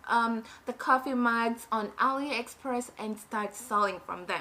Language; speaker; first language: English; non-native, fluent; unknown